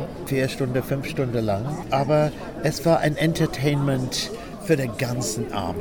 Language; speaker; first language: German; non-native, learner; English